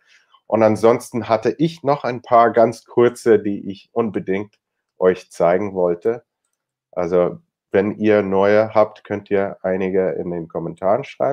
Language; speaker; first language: German; non-native, fluent; English